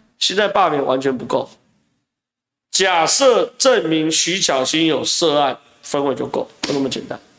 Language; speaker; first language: Chinese; native; Chinese